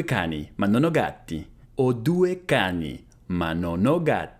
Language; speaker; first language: Italian; non-native, learner; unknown